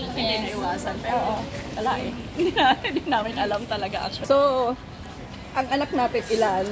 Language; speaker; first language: Filipino; non-native, local second language; Bikol